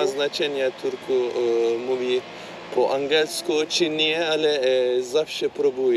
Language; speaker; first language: Polish; non-native, learner; Turkish